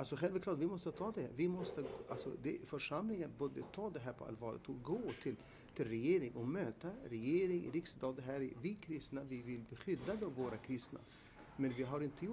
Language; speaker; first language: Swedish; non-native, fluent; Arabic